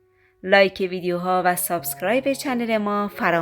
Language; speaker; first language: Persian; native; Persian